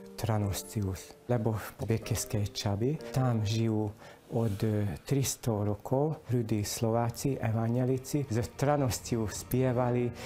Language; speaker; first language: Slovak; early bilingual, heritage; Hungarian